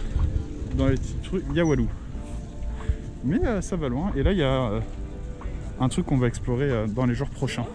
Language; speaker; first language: French; native; French